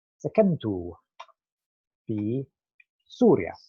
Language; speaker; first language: Arabic; non-native, fluent; English